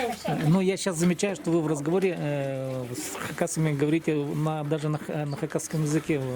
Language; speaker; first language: Russian; native; Russian